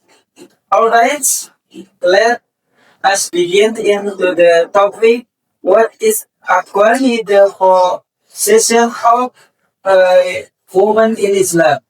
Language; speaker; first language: English; non-native, learner; Indonesian